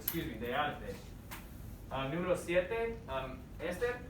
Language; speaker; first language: Spanish; non-native, fluent; English